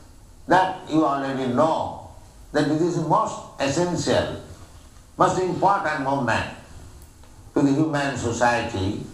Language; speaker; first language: English; non-native, local second language; Bangla